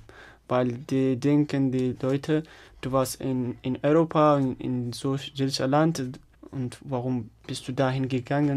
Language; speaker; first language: German; non-native, fluent; Pashto